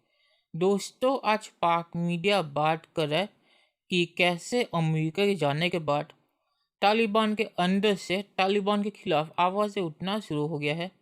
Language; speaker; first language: Hindi; native; Hindi